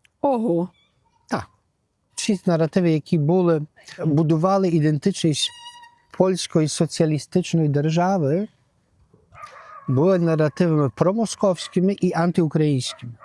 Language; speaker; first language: Ukrainian; early bilingual, heritage; Ukrainian